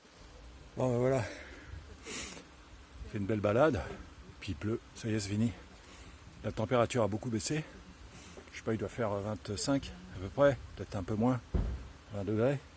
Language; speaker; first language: French; native; French